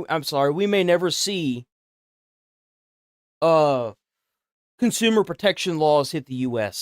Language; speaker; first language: English; native; English